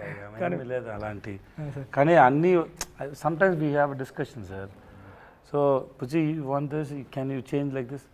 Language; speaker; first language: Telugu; non-native, learner; Tamil